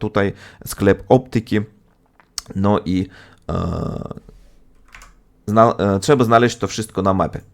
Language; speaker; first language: Polish; non-native, fluent; Russian